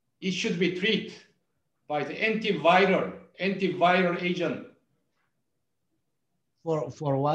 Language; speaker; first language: English; non-native, learner; Korean